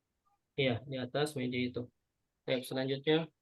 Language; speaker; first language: Indonesian; native; Indonesian